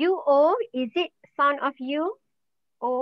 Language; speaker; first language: English; non-native, learner; Malay